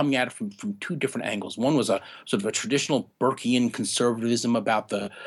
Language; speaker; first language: English; native; English